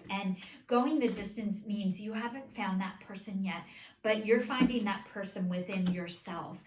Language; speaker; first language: English; native; English